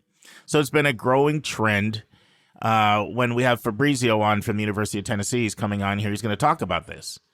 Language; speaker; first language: English; native; English